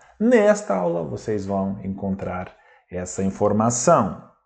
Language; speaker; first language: Portuguese; non-native, fluent; Russian